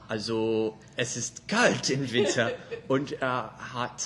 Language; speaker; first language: German; non-native, learner; English